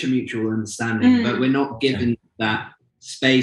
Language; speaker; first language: English; native; English